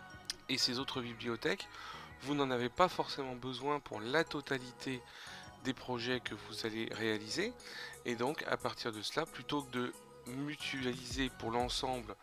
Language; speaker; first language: French; native; French